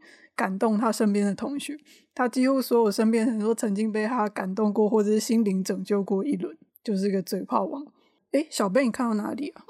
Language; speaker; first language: Chinese; native; Chinese